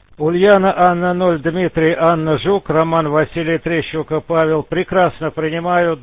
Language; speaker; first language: Russian; native; Russian